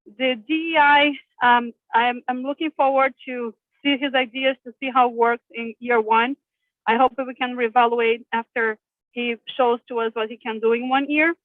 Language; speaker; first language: English; non-native, fluent; Portuguese